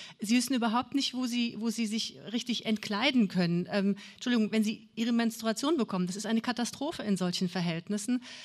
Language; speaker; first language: German; native; German